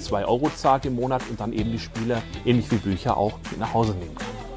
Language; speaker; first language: German; native; German